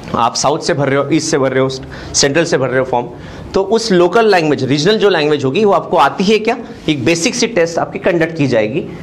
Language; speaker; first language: Hindi; non-native, local second language; Marathi